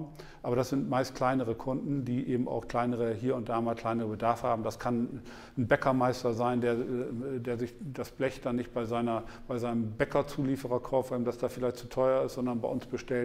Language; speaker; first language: German; native; German